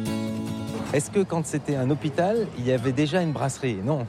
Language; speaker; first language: French; native; French